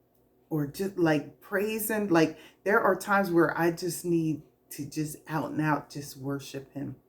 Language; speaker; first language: English; native; English